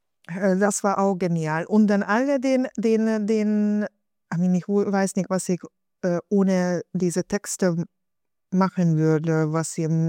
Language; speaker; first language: German; non-native, fluent; Hungarian